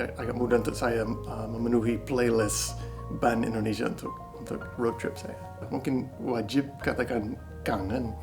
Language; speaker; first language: Indonesian; non-native, fluent; English